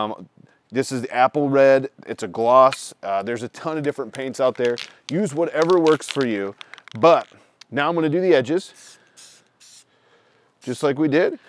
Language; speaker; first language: English; native; English